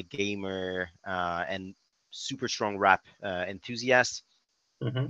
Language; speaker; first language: English; non-native, fluent; French